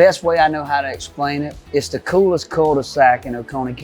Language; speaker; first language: English; native; English